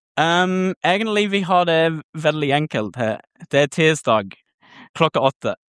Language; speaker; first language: Norwegian; non-native, learner; English